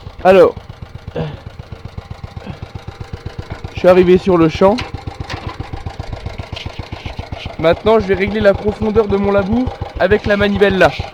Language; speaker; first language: French; native; French